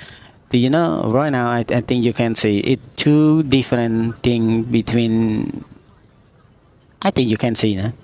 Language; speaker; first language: English; non-native, learner; Khmer